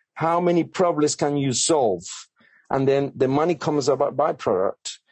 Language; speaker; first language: English; non-native, fluent; Spanish